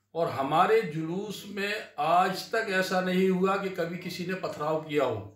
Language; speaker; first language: Hindi; native; Hindi